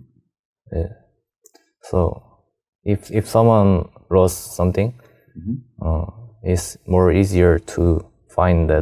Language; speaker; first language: English; non-native, learner; Korean